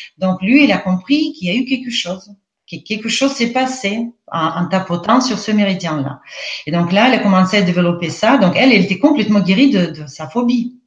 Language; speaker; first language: French; non-native, fluent; Russian